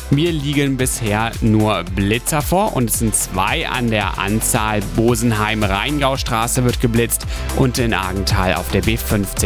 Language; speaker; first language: German; native; German